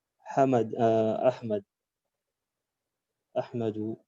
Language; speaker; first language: Arabic; non-native, learner; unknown